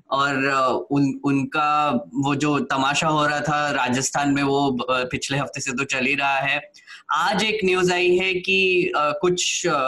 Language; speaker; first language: Hindi; non-native, local second language; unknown